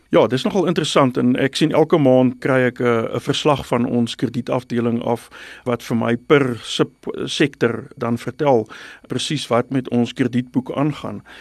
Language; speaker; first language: Afrikaans; non-native, local second language; English